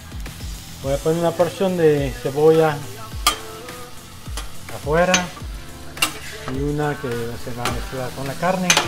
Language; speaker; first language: Spanish; non-native, fluent; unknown